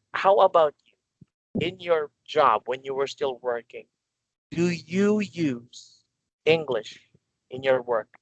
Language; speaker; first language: English; non-native, local second language; Filipino